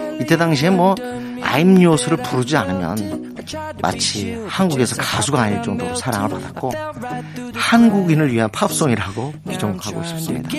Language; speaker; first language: Korean; native; Korean